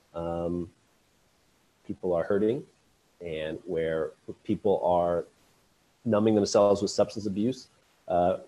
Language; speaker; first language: English; native; English